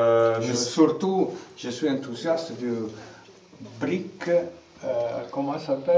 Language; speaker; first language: French; non-native, fluent; Italian